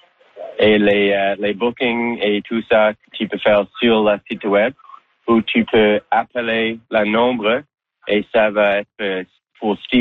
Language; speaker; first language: French; non-native, local second language; English